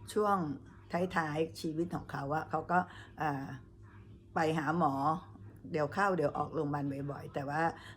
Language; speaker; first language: Thai; native; Thai